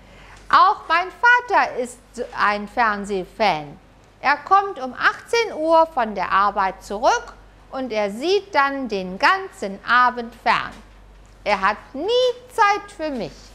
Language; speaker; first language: German; non-native, fluent; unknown